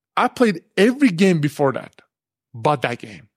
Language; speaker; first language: English; non-native, fluent; Turkish